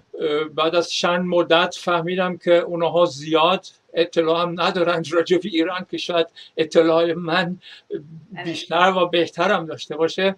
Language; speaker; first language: Persian; non-native, fluent; German